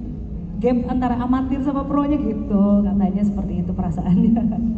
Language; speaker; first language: Indonesian; native; Indonesian